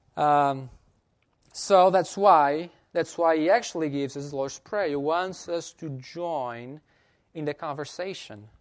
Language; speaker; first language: English; non-native, fluent; Portuguese